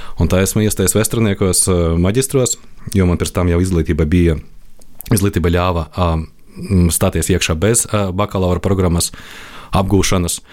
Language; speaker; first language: Latvian; non-native, local second language; Russian